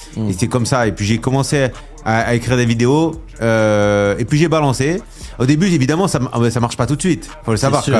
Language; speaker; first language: French; native; French